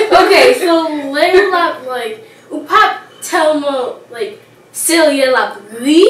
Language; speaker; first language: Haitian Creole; early bilingual, heritage; English